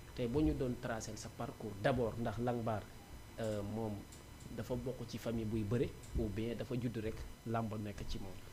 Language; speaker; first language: Wolof; non-native, local second language; Serer